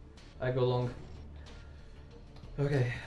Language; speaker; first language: English; non-native, learner; Portuguese